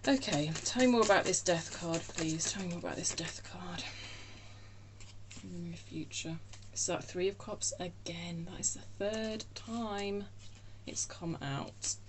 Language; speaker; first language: English; native; English